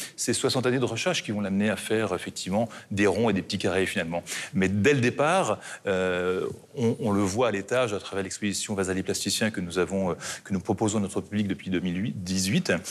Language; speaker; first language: French; native; French